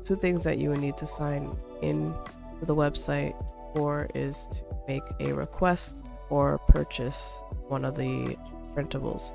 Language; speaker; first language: English; native; English